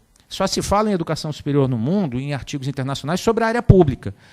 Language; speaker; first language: Portuguese; native; Portuguese